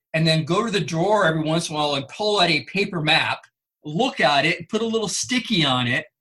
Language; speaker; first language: English; native; English